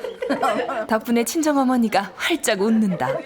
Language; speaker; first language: Korean; native; Korean